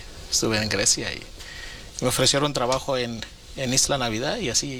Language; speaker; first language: Spanish; non-native, fluent; Greek